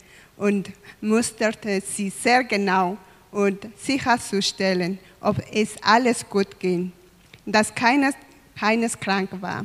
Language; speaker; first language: German; non-native, fluent; Spanish